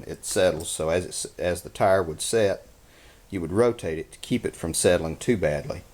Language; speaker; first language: English; native; English